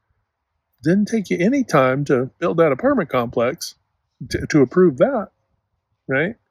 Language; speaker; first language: English; native; English